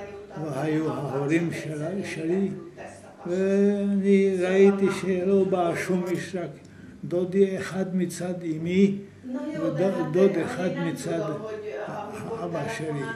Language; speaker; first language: Hebrew; non-native, fluent; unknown